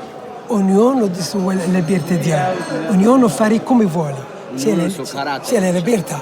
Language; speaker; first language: Italian; non-native, learner; Arabic